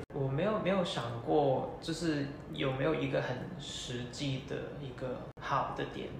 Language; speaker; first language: Chinese; non-native, local second language; Cantonese